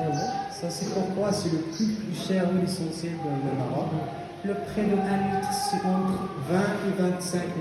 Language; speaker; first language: French; non-native, local second language; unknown